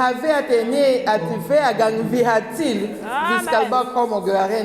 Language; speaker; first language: Danish; non-native, learner; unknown